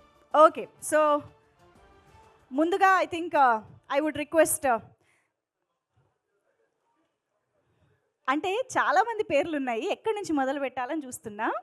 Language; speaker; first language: Telugu; native; Telugu